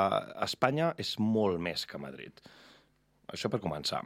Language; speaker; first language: Catalan; native; Catalan